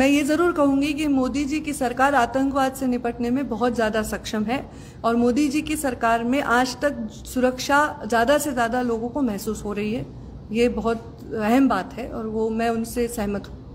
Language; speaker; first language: Hindi; non-native, local second language; Marathi